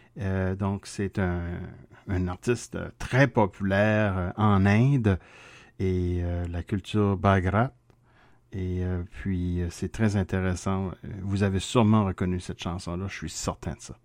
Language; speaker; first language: French; native; French